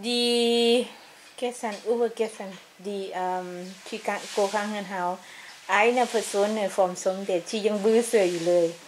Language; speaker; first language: German; non-native, learner; Thai